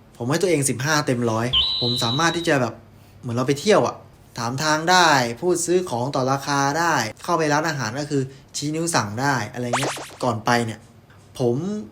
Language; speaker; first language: Thai; native; Thai